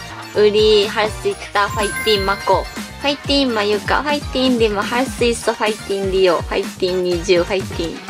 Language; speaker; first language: Korean; non-native, fluent; Japanese